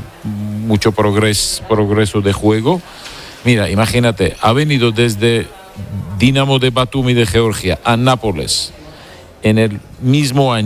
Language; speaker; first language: Spanish; non-native, fluent; Georgian